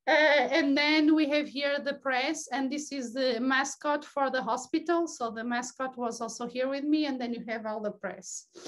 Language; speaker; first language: English; non-native, fluent; Portuguese